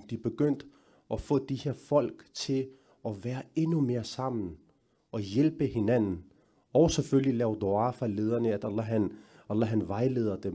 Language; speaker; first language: Danish; early bilingual, other home language; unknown